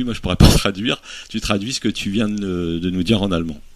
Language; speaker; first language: French; native; French